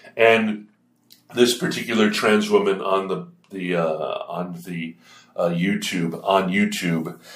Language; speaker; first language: English; native; English